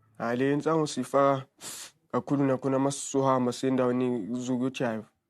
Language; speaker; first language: Zulu; native; Zulu